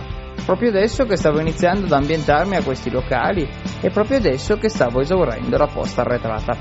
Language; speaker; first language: Italian; native; Italian